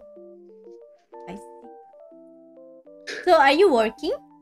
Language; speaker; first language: English; non-native, learner; Indonesian